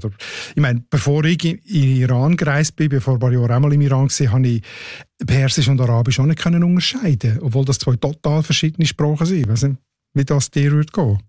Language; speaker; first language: German; native; German